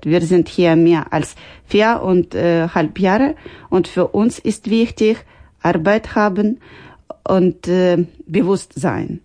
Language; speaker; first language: German; non-native, learner; Ukrainian